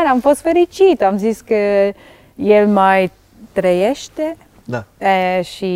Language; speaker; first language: Romanian; non-native, learner; Dutch